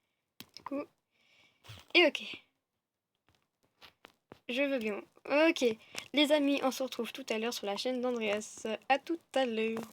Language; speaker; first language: French; native; French